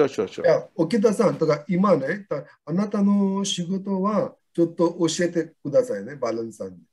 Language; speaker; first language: Japanese; non-native, learner; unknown